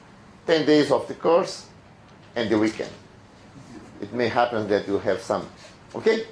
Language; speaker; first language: English; non-native, fluent; Spanish